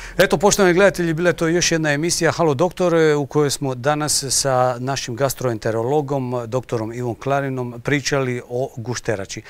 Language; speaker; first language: Croatian; native; Croatian